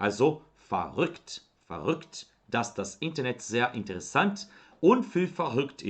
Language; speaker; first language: German; non-native, fluent; Portuguese